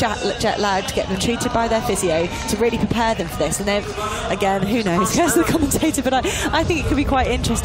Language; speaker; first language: English; native; English